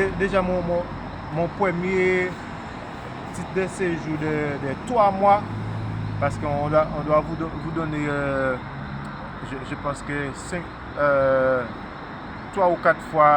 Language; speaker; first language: French; non-native, local second language; Haitian Creole